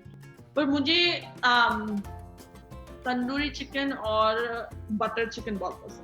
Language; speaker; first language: Hindi; non-native, local second language; Marathi